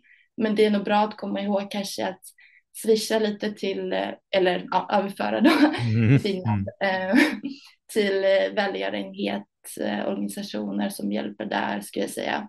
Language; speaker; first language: Swedish; early bilingual, other home language; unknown